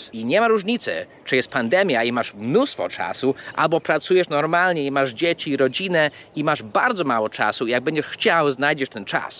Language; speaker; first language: Polish; early bilingual, heritage; English